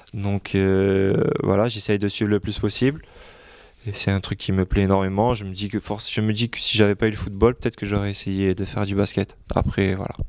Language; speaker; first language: French; native; French